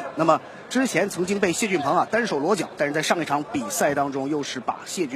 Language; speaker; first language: Chinese; native; Chinese